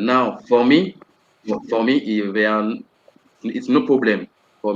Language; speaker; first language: English; non-native, learner; French